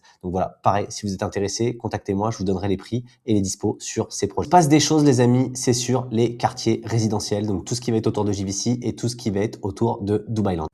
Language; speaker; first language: French; native; French